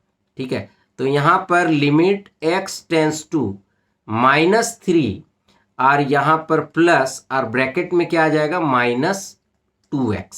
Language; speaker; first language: Hindi; native; Hindi